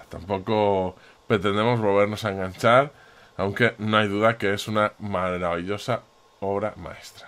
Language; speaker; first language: Spanish; native; Spanish